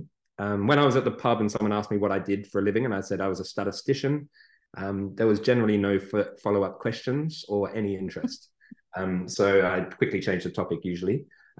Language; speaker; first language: English; native; English